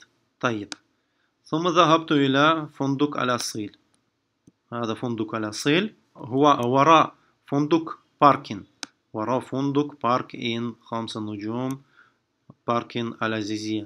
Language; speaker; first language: Arabic; non-native, fluent; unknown